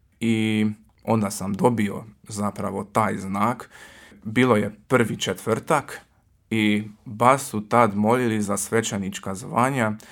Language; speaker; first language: Croatian; early bilingual, heritage; Croatian